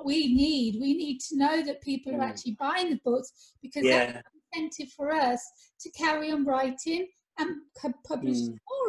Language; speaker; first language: English; native; English